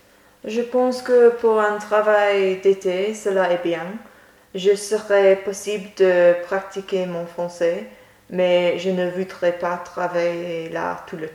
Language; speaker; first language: French; non-native, learner; English